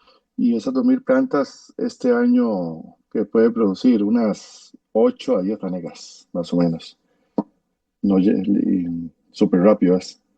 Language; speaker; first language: Spanish; native; Spanish